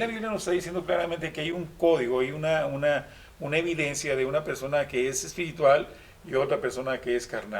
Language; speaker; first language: Spanish; native; Spanish